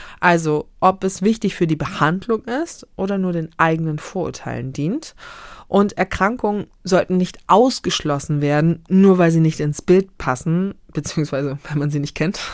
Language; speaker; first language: German; native; German